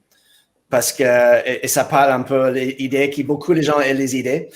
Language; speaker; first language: French; non-native, fluent; English